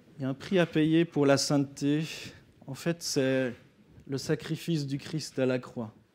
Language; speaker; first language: French; native; French